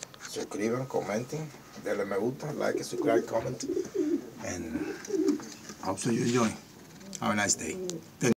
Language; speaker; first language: English; non-native, learner; Spanish